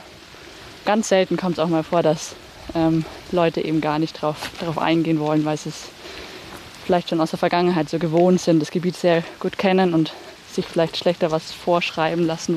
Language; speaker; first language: German; native; German